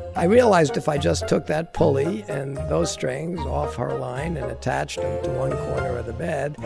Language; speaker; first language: English; native; English